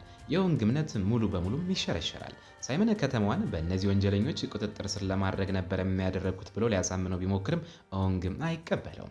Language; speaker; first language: Amharic; native; Amharic